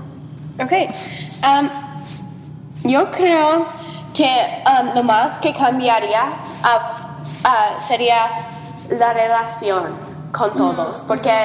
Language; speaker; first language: Spanish; non-native, learner; English